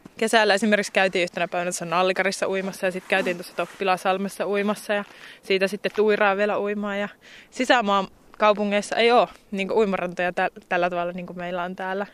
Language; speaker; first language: Finnish; native; Finnish